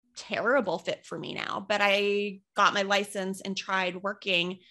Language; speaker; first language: English; native; English